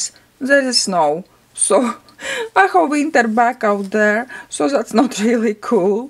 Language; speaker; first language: English; non-native, fluent; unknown